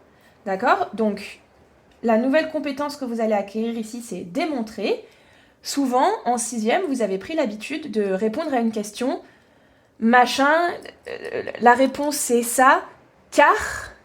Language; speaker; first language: French; native; French